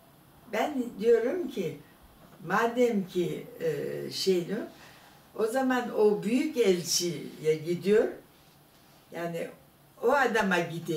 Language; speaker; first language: Turkish; non-native, fluent; German